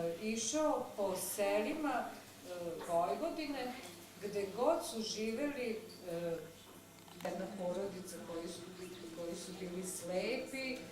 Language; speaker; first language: Bosnian; native; Bosnian